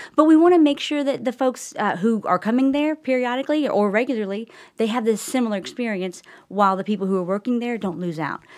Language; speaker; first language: English; native; English